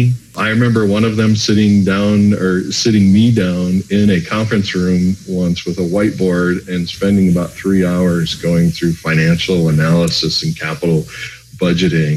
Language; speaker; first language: English; native; English